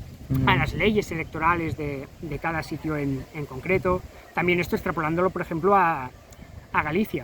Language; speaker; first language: Spanish; native; Spanish